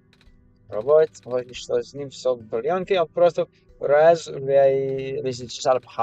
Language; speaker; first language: Russian; non-native, learner; English